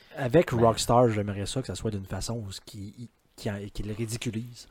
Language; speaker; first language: French; native; French